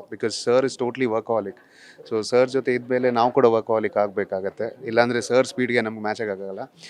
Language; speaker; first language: Kannada; non-native, local second language; Tulu